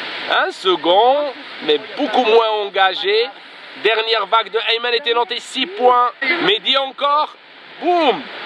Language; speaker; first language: French; non-native, local second language; Arabic